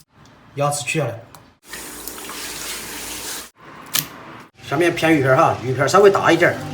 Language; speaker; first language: Chinese; native; Chinese